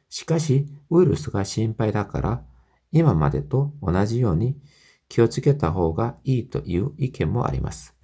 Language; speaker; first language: Japanese; non-native, fluent; Korean